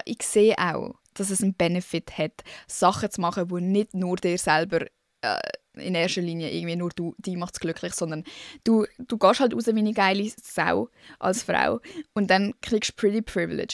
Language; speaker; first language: German; native; German